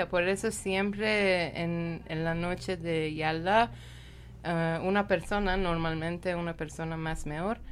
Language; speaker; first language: Spanish; non-native, learner; Persian